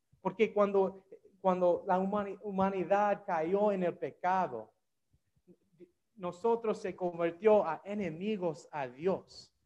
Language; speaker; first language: Spanish; non-native, learner; English